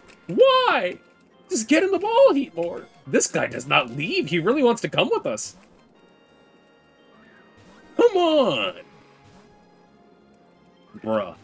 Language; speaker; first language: English; native; English